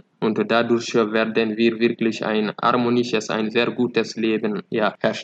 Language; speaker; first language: German; non-native, fluent; Fula